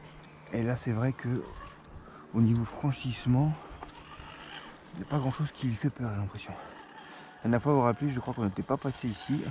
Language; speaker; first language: French; native; French